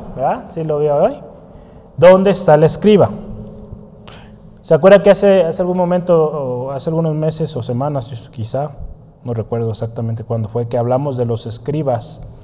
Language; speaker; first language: Spanish; native; Spanish